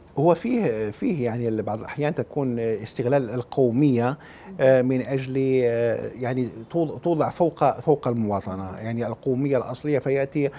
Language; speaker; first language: Arabic; early bilingual, heritage; Arabic